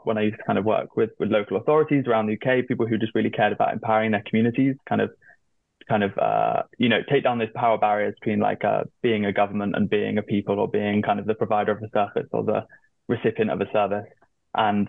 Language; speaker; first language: English; native; English